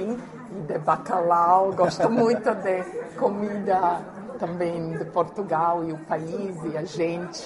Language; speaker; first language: Portuguese; non-native, learner; Croatian